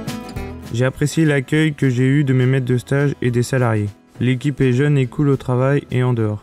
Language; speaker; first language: French; native; French